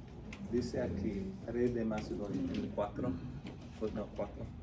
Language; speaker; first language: Spanish; non-native, fluent; English